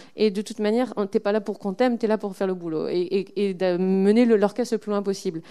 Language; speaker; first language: French; native; French